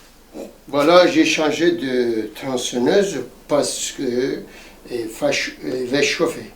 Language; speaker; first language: French; non-native, fluent; Turkish